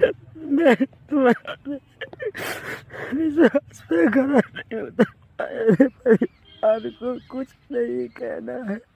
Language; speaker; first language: Hindi; native; Hindi